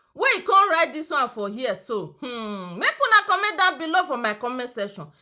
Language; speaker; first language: Nigerian Pidgin; non-native, local second language; Yoruba